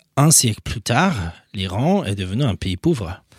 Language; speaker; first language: French; non-native, fluent; Persian